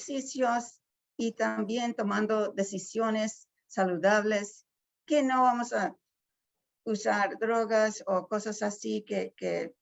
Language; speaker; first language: Spanish; early bilingual, heritage; Spanish